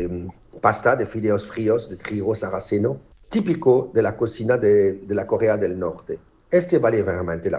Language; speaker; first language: Spanish; non-native, fluent; French